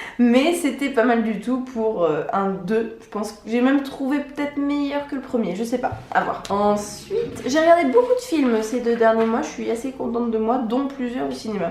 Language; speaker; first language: French; native; French